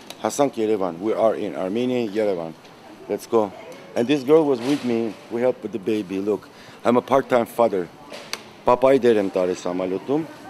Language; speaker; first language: English; non-native, fluent; Armenian